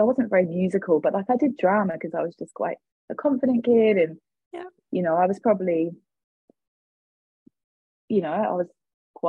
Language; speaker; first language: English; native; English